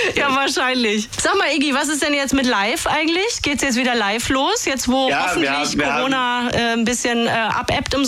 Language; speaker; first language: German; native; German